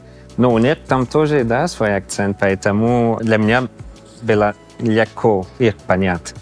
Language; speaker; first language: Russian; non-native, fluent; English